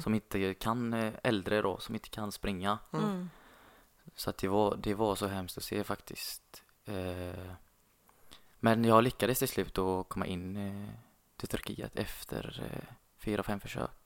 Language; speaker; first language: Swedish; non-native, fluent; Arabic